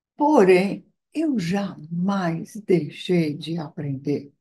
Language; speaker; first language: Portuguese; non-native, fluent; Italian